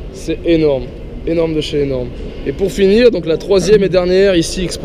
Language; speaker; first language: French; native; French